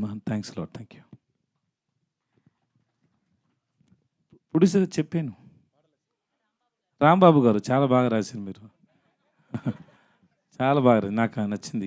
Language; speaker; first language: Telugu; non-native, learner; Tamil